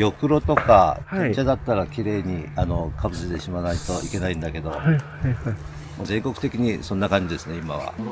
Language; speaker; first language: Japanese; native; Japanese